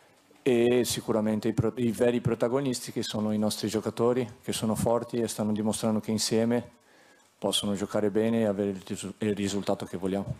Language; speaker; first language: Italian; non-native, fluent; Portuguese